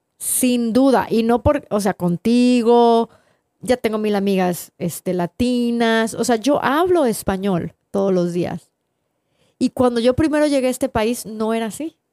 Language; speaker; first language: Spanish; native; Spanish